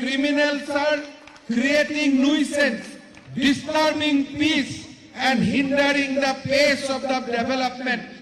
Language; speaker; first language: English; non-native, local second language; Assamese